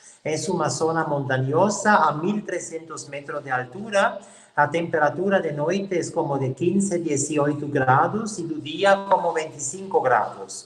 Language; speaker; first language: Portuguese; non-native, learner; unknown